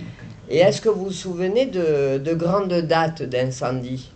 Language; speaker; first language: French; native; French